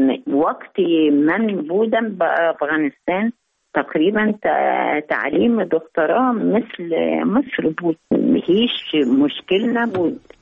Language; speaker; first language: Persian; non-native, learner; Arabic